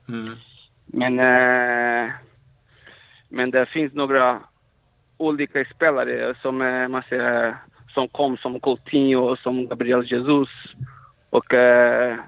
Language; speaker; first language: Swedish; non-native, fluent; Portuguese